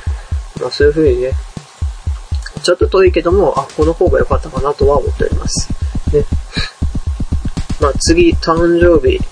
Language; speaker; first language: Japanese; native; Japanese